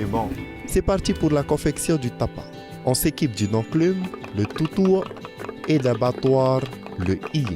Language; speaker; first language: French; native; French